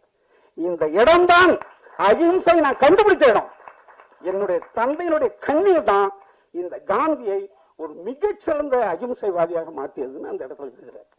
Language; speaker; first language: Tamil; native; Tamil